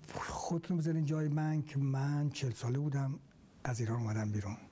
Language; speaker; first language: Persian; native; Persian